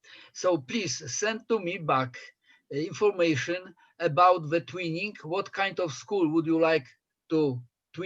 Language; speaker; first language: English; non-native, fluent; Polish